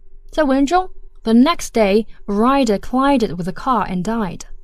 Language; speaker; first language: English; non-native, fluent; Chinese